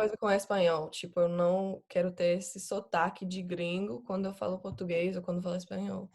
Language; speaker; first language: Portuguese; non-native, fluent; English